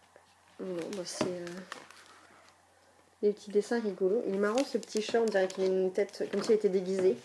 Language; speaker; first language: French; native; French